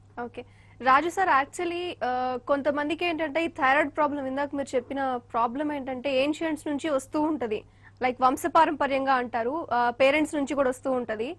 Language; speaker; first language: Telugu; native; Telugu